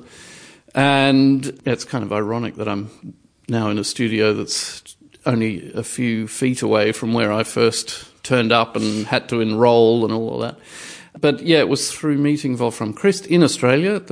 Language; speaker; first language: English; native; English